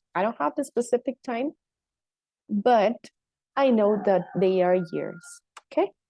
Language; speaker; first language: English; non-native, fluent; Spanish